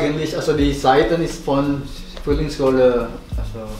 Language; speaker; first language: German; non-native, learner; Indonesian